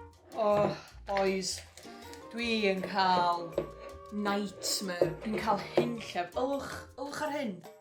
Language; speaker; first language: Welsh; native; Welsh